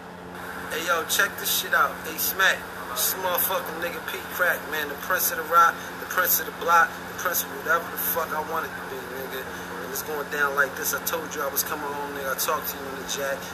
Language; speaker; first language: English; native; English